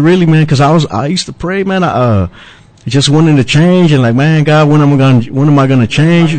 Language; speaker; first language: English; native; English